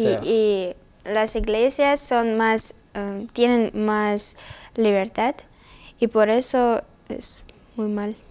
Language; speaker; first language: Spanish; non-native, learner; Russian